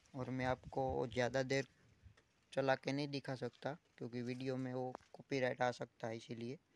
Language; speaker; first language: Hindi; non-native, local second language; Gujarati